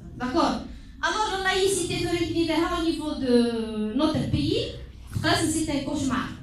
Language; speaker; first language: French; non-native, local second language; Kabyle